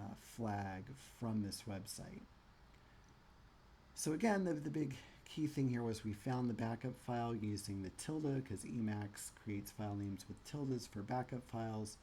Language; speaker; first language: English; native; English